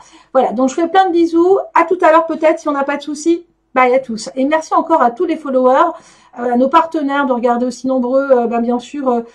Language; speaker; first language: French; native; French